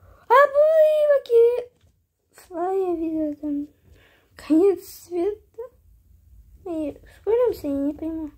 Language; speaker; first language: Russian; early bilingual, heritage; Russian